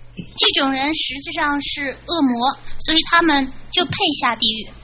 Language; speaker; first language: Chinese; native; Chinese